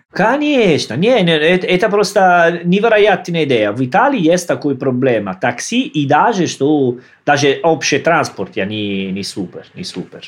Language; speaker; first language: Russian; non-native, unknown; Italian